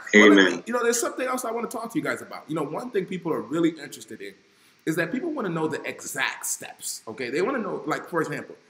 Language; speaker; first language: English; native; English